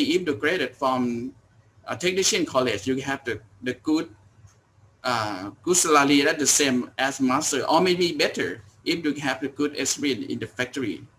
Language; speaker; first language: English; non-native, learner; Thai